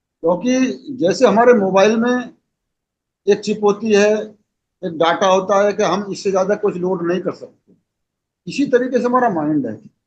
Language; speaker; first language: Hindi; native; Hindi